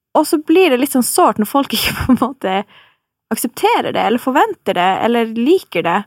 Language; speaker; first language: Norwegian; native; Norwegian